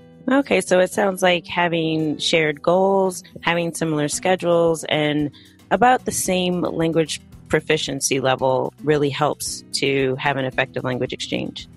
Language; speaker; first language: English; native; English